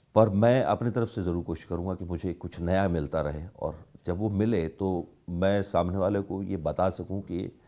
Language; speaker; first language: Hindi; native; Hindi